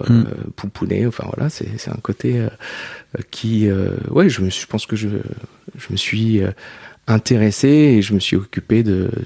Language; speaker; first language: French; native; French